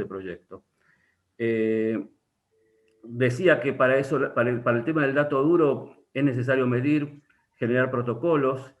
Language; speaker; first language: Spanish; native; Spanish